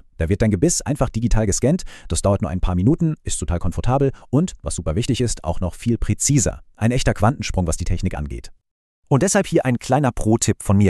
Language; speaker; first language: German; native; German